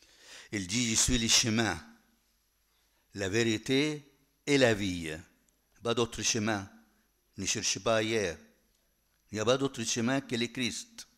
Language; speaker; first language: French; non-native, fluent; Arabic